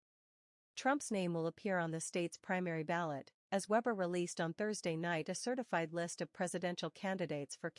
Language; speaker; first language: English; native; English